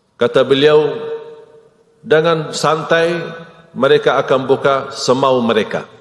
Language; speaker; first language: Malay; non-native, fluent; Arabic